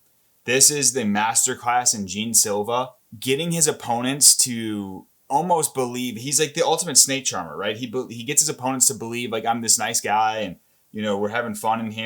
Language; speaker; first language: English; native; English